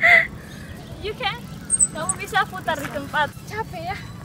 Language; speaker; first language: Indonesian; early bilingual, other home language; English